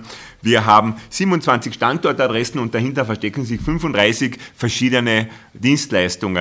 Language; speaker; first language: German; native; German